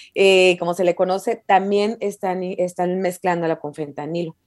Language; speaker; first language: Spanish; native; Spanish